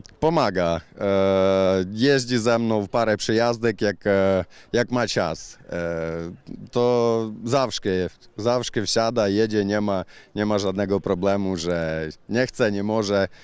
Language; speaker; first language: Polish; non-native, learner; Ukrainian